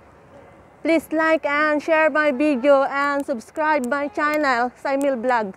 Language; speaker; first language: English; non-native, learner; Filipino